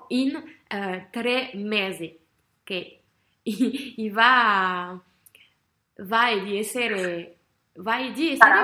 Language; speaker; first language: Italian; non-native, learner; French